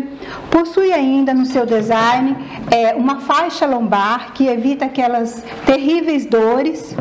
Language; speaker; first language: Portuguese; native; Portuguese